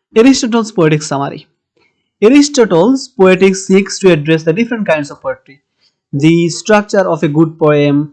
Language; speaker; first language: English; non-native, local second language; Bangla